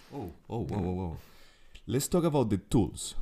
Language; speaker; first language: English; non-native, fluent; Spanish